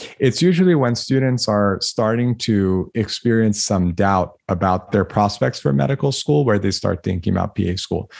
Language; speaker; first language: English; early bilingual, other home language; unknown